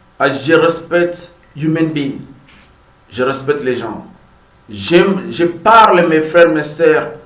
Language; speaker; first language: French; non-native, fluent; Lingala